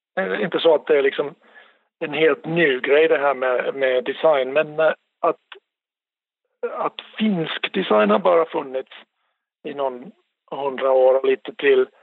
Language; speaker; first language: Swedish; non-native, local second language; Finnish